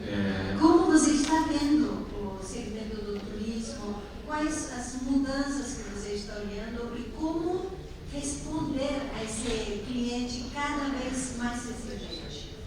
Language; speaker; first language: Portuguese; non-native, fluent; Spanish